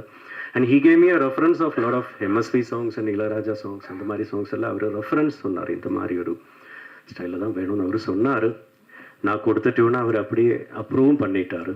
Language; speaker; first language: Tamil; non-native, learner; Malayalam